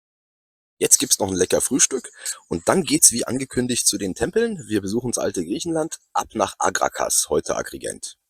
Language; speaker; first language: German; native; German